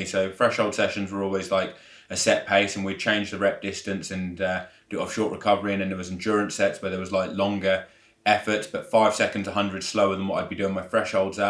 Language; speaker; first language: English; native; English